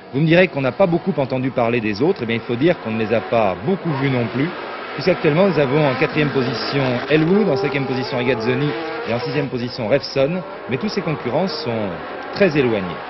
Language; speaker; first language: French; native; French